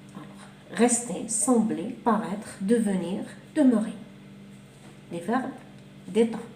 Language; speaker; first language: French; non-native, local second language; Arabic